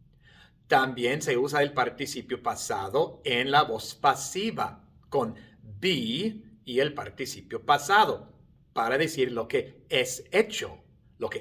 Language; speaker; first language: Spanish; non-native, fluent; English